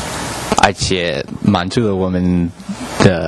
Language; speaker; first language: Chinese; non-native, learner; English